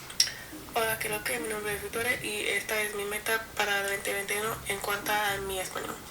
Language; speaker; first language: Spanish; non-native, fluent; English